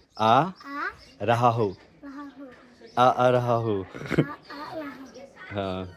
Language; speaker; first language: Hindi; non-native, learner; Bangla